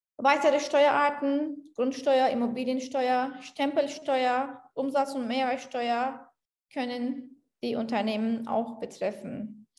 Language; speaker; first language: German; non-native, fluent; Turkish